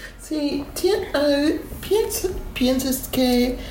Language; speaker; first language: Spanish; non-native, learner; English